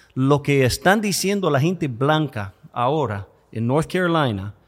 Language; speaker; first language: Spanish; non-native, fluent; English